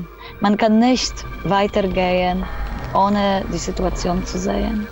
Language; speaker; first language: German; non-native, fluent; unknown